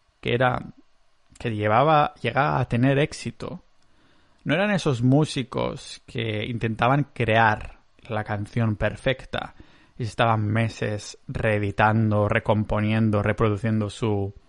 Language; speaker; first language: Spanish; non-native, local second language; Catalan